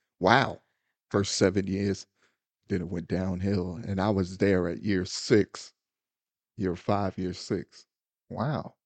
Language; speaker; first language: English; native; English